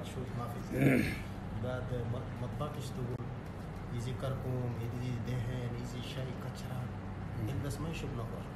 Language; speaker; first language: Arabic; non-native, learner; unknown